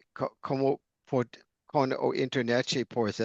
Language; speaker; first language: Portuguese; non-native, fluent; English